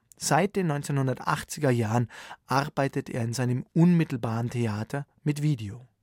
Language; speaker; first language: German; native; German